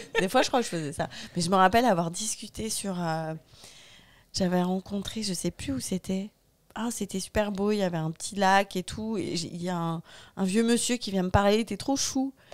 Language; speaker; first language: French; native; French